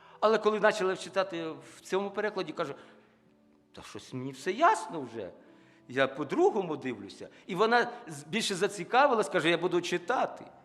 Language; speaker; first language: Ukrainian; non-native, local second language; Russian